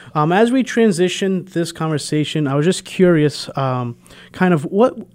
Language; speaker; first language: English; early bilingual, other home language; Portuguese